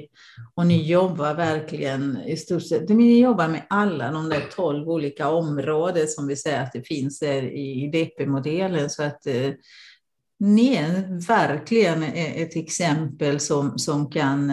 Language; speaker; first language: Swedish; non-native, fluent; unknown